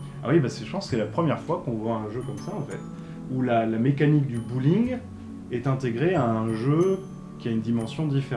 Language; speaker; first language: French; native; French